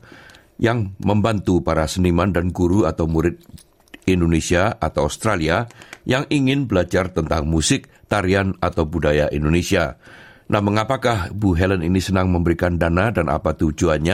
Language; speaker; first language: Indonesian; native; Indonesian